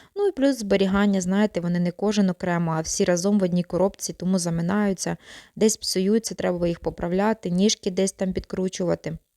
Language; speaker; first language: Ukrainian; non-native, local second language; Russian